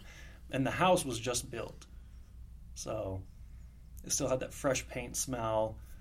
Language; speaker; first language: English; native; English